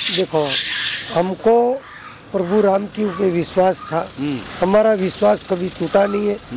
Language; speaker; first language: Hindi; non-native, local second language; Gujarati